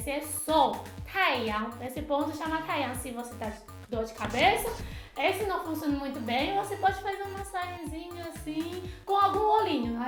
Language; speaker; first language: Portuguese; non-native, fluent; Chinese